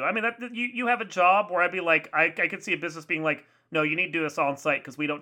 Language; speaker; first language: English; native; English